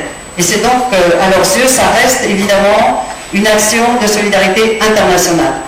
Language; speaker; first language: French; native; French